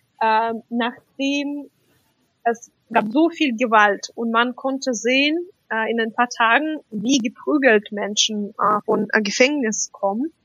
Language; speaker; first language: German; non-native, fluent; Russian